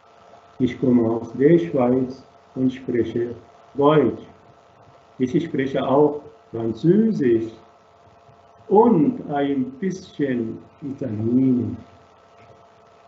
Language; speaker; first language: German; non-native, fluent; Arabic